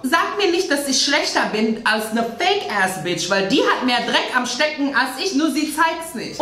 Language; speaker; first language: German; native; German